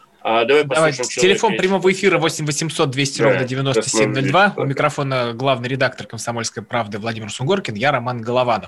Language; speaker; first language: Russian; native; Russian